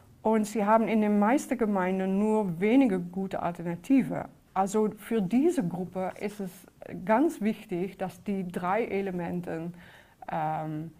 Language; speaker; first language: German; non-native, fluent; Dutch